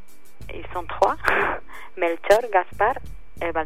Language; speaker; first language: French; non-native, fluent; Spanish